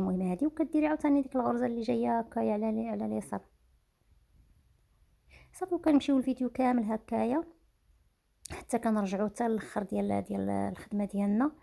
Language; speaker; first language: Arabic; native; Arabic